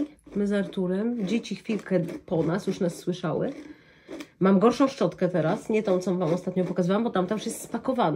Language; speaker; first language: Polish; native; Polish